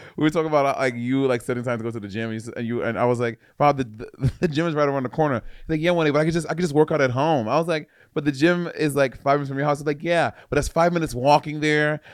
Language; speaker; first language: English; native; English